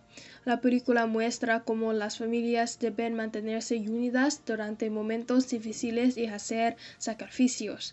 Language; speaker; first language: Spanish; non-native, learner; English